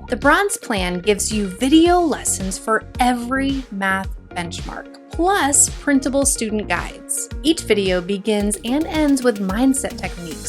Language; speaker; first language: English; native; English